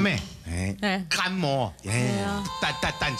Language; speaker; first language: Chinese; native; Chinese